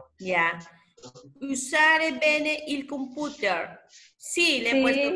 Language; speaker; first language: Italian; non-native, learner; Spanish